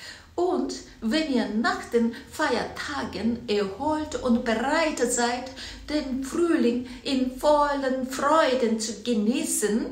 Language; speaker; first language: German; non-native, fluent; Korean